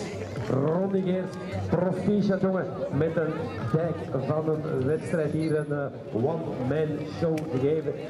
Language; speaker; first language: Dutch; native; Dutch